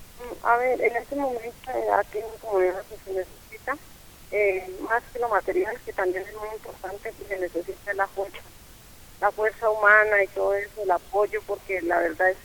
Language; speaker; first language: Spanish; native; Spanish